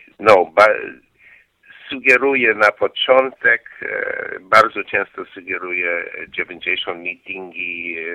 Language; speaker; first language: Polish; non-native, learner; English